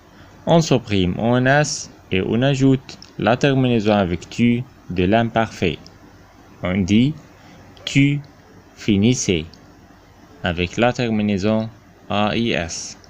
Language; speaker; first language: French; non-native, fluent; Arabic